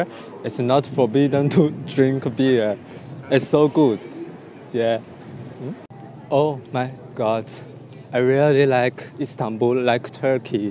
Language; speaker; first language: English; non-native, learner; Chinese